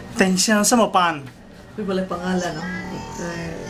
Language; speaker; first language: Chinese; non-native, learner; Filipino